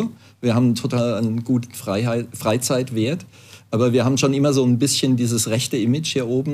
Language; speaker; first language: German; native; German